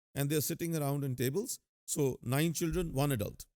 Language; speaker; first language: English; non-native, local second language; Urdu